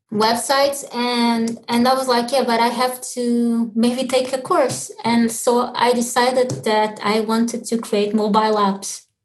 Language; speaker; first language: English; early bilingual, other home language; Portuguese